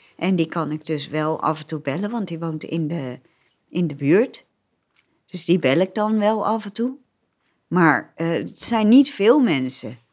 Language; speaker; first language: Dutch; native; Dutch